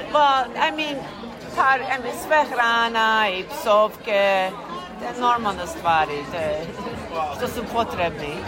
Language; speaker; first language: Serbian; early bilingual, heritage; Serbian